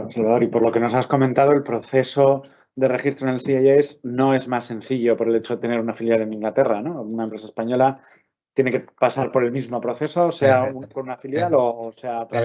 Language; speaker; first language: Spanish; native; Spanish